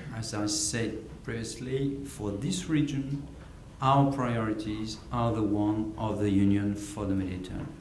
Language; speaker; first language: English; non-native, fluent; French